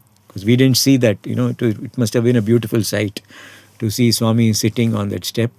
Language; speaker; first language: English; non-native, local second language; Tamil